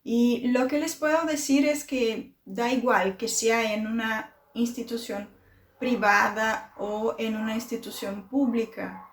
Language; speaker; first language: Spanish; non-native, fluent; Portuguese